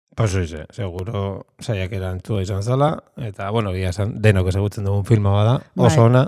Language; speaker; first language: Basque; native; Basque